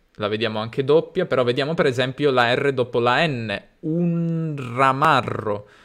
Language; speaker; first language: Italian; native; Italian